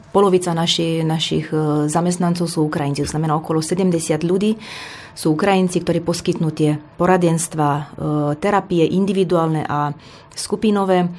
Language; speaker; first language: Slovak; non-native, fluent; Romanian